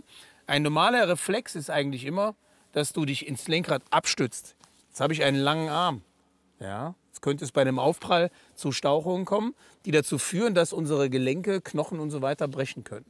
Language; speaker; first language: German; native; German